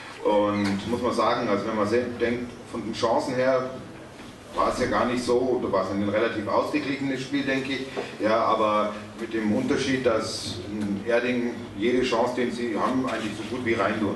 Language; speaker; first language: German; native; German